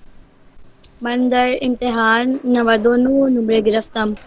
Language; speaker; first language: Persian; non-native, learner; Urdu